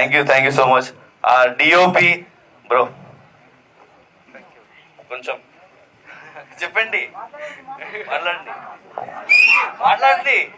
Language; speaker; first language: Telugu; non-native, learner; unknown